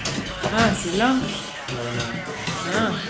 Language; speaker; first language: French; native; French